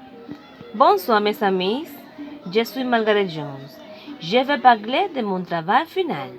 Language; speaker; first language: French; non-native, learner; Spanish